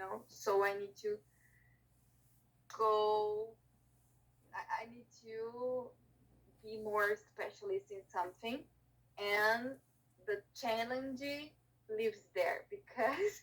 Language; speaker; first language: English; non-native, learner; Portuguese